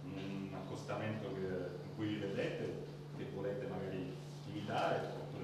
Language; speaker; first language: Italian; native; Italian